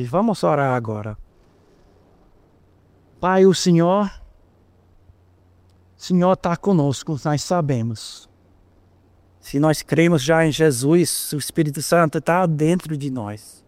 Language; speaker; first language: Portuguese; non-native, fluent; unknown